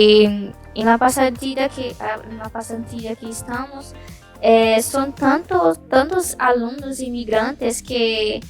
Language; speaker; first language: Spanish; non-native, learner; Portuguese